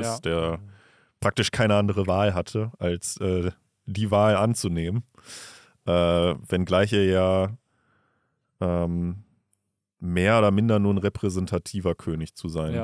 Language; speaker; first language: German; native; German